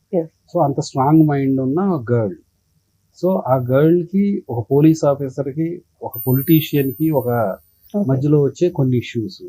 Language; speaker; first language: Telugu; native; Telugu